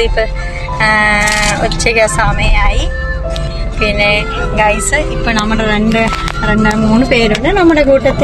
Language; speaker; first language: Malayalam; non-native, local second language; Hindi